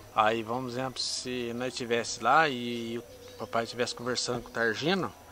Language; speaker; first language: Portuguese; native; Portuguese